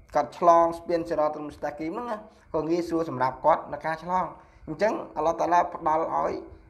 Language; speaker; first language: Khmer; non-native, local second language; Eastern Cham